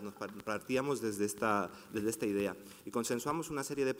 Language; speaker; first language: Spanish; native; Spanish